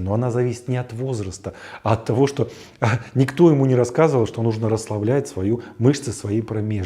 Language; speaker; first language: Russian; native; Russian